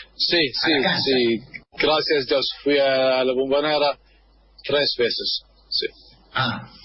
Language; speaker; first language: Spanish; non-native, learner; Arabic